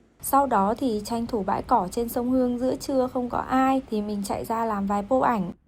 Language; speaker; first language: Vietnamese; native; Vietnamese